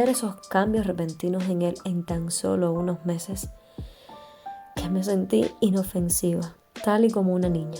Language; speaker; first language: Spanish; native; Spanish